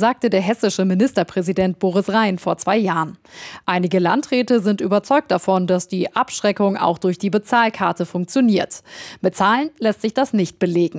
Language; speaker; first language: German; native; German